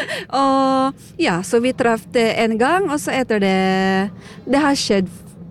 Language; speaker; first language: Norwegian; non-native, fluent; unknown